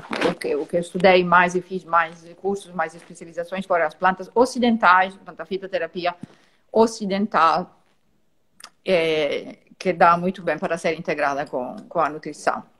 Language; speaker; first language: Portuguese; non-native, fluent; Italian